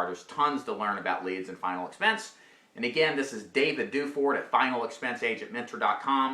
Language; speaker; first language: English; native; English